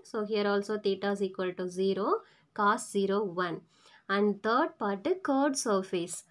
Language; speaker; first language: English; non-native, local second language; Tamil